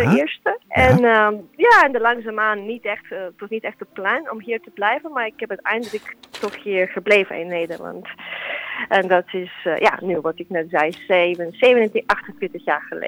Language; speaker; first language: Dutch; non-native, fluent; Serbian